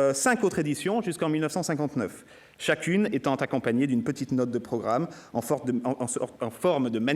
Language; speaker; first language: French; native; French